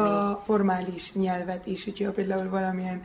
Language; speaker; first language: Hungarian; early bilingual, heritage; Hungarian